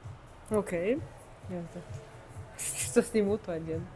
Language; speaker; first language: Spanish; non-native, fluent; Russian